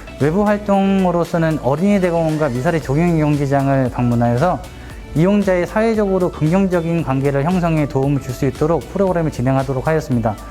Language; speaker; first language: Korean; native; Korean